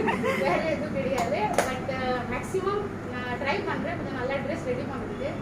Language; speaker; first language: Tamil; non-native, learner; Bangla